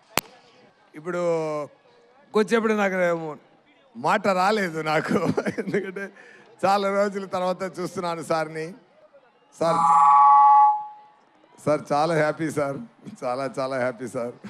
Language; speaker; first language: Telugu; non-native, learner; Tamil